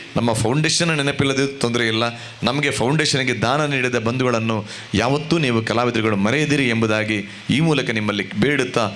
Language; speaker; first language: Kannada; non-native, local second language; Tulu